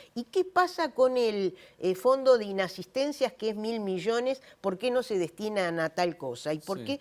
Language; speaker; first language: Spanish; native; Spanish